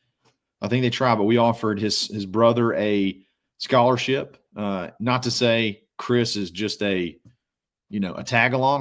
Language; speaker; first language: English; native; English